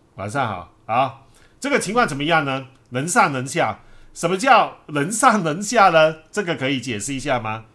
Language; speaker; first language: Chinese; non-native, local second language; Cantonese